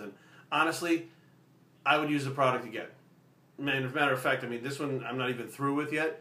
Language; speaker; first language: English; native; English